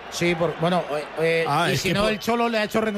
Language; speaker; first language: Spanish; native; Spanish